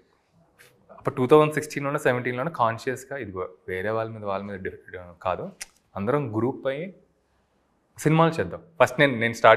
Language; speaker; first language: Telugu; native; Telugu